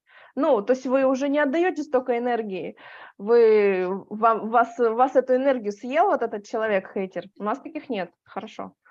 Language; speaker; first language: Russian; native; Russian